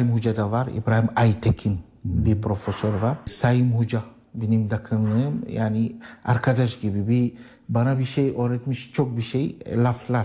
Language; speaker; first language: Turkish; non-native, learner; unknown